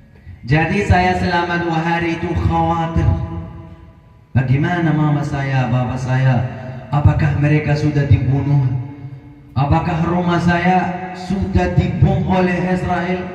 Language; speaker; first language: Indonesian; non-native, fluent; Arabic